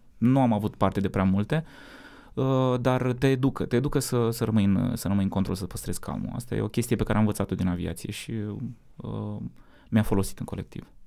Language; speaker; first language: Romanian; native; Romanian